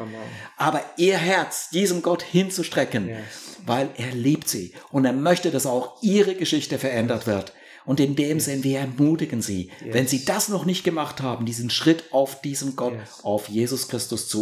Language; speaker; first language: German; native; German